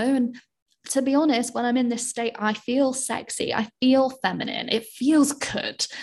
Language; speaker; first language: English; native; English